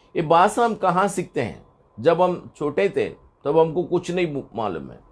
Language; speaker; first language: Hindi; non-native, local second language; Tamil